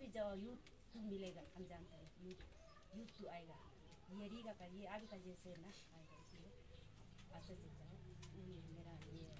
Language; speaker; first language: Hindi; non-native, local second language; Adi